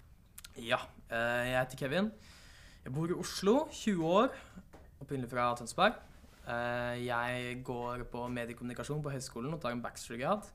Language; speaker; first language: Norwegian; native; Norwegian